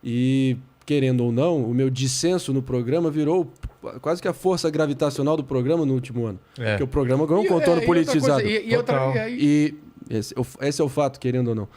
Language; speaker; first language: Portuguese; native; Portuguese